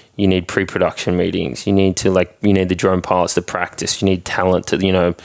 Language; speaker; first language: English; native; English